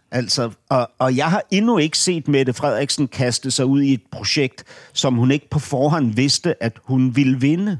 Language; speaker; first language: Danish; native; Danish